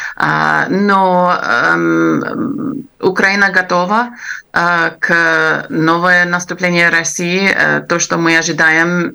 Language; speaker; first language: Russian; non-native, fluent; English